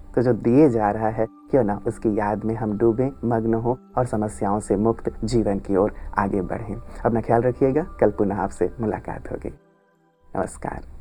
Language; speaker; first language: Hindi; native; Hindi